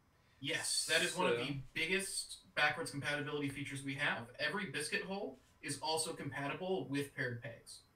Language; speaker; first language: English; native; English